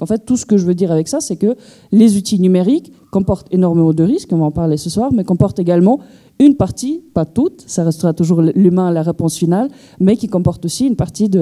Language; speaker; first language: French; native; French